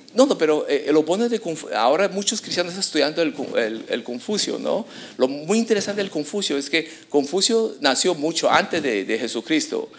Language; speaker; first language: Spanish; early bilingual, other home language; Chinese